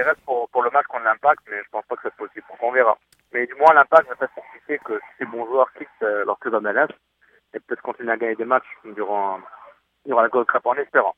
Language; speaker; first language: French; native; French